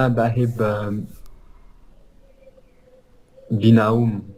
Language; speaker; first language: Arabic; non-native, learner; English